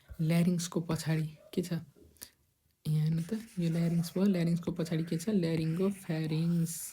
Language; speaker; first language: Nepali; native; Nepali